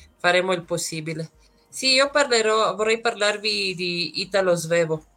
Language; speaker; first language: Italian; native; Italian